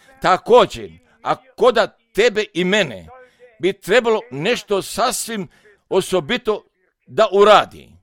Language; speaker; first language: Croatian; non-native, fluent; German